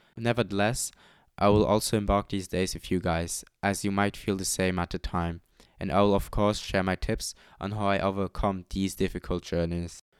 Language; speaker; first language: English; non-native, fluent; Luxembourgish